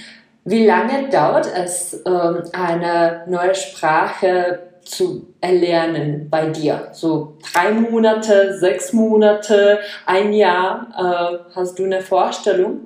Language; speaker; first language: German; non-native, fluent; Czech